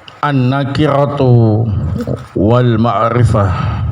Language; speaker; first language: Arabic; non-native, fluent; Indonesian